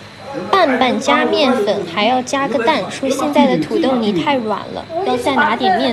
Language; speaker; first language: Chinese; native; Chinese